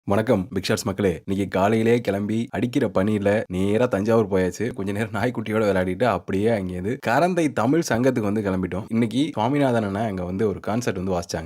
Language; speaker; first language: Tamil; native; Tamil